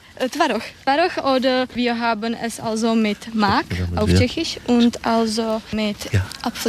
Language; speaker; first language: German; non-native, learner; Czech